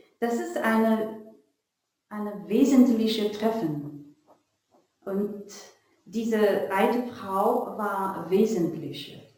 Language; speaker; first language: German; non-native, learner; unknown